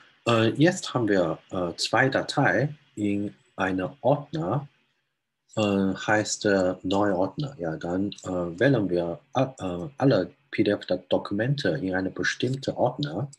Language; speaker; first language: German; non-native, fluent; Chinese